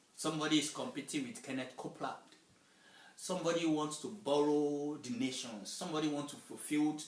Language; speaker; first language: English; non-native, local second language; Yoruba